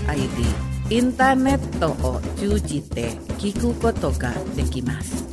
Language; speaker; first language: Japanese; non-native, fluent; Indonesian